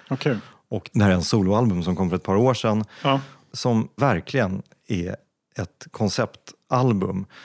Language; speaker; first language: Swedish; native; Swedish